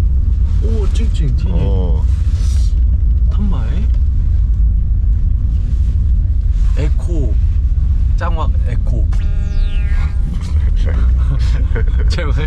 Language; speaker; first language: Thai; non-native, learner; Korean